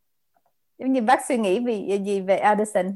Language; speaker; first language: Vietnamese; native; Vietnamese